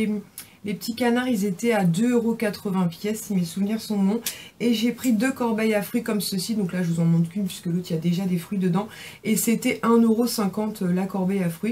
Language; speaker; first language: French; native; French